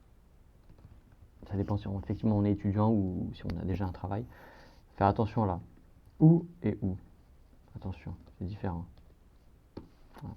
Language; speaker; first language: French; native; French